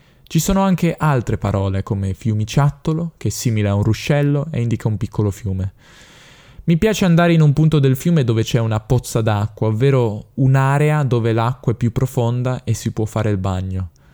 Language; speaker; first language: Italian; native; Italian